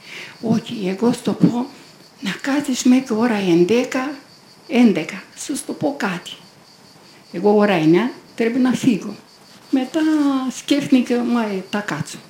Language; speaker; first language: Greek; non-native, learner; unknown